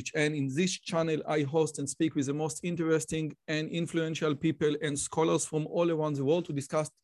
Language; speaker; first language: English; non-native, fluent; Hebrew